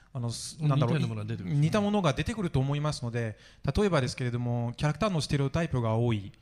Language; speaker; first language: Japanese; non-native, fluent; French